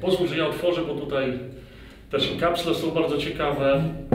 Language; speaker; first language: Polish; native; Polish